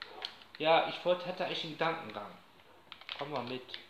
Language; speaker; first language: German; native; German